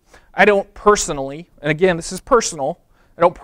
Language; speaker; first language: English; native; English